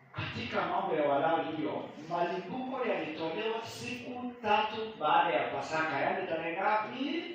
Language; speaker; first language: Swahili; non-native, local second language; Kalenjin